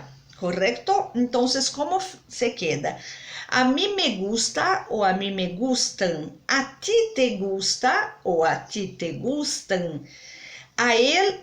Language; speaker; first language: Spanish; non-native, fluent; Portuguese